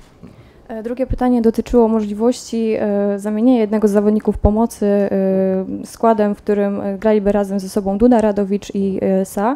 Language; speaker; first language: Polish; native; Polish